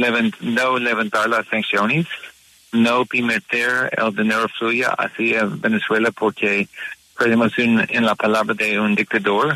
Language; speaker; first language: Spanish; non-native, learner; English